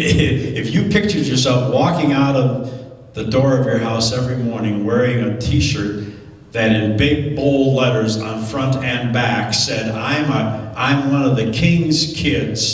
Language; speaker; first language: English; native; English